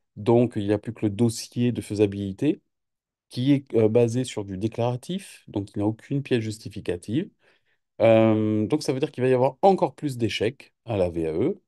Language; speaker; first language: French; native; French